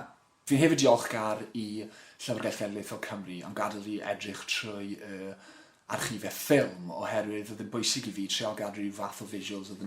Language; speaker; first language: Welsh; non-native, local second language; English